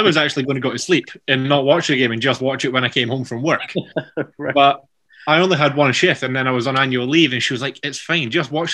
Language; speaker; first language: English; native; English